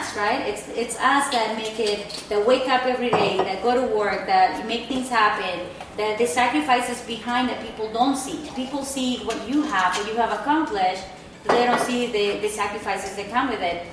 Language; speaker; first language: English; non-native, fluent; Spanish